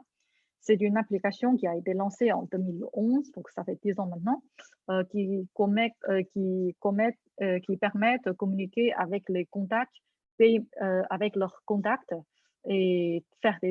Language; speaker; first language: French; non-native, fluent; Chinese